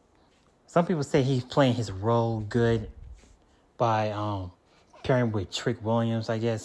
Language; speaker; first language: English; native; English